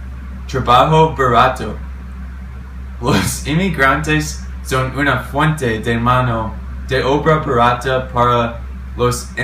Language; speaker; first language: Spanish; non-native, learner; English